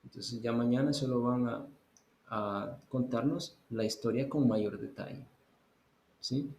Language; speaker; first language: Spanish; native; Spanish